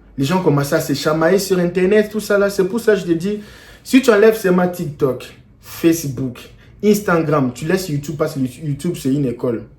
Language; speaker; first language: French; non-native, local second language; Lingala